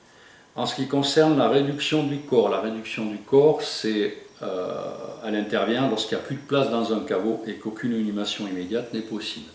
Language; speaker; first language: French; native; French